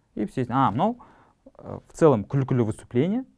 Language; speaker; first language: Russian; non-native, local second language; Kazakh